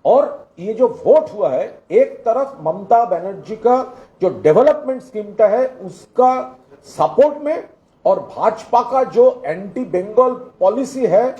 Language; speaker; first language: Hindi; non-native, local second language; Bangla